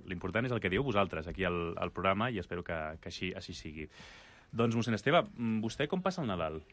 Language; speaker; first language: Catalan; native; Catalan